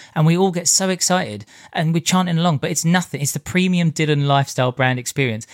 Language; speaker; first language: English; native; English